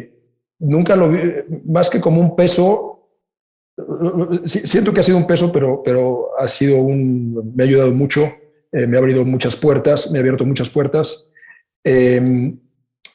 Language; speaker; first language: Spanish; native; Spanish